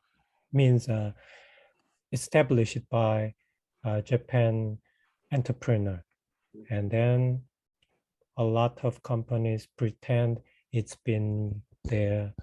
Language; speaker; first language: English; non-native, fluent; Korean